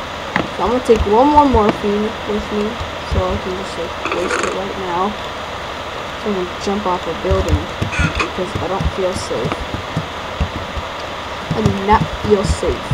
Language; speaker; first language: English; native; English